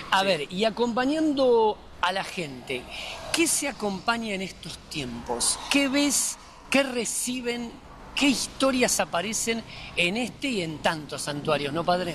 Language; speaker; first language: Spanish; native; Spanish